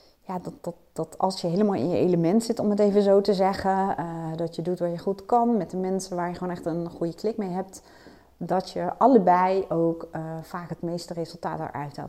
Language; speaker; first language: Dutch; native; Dutch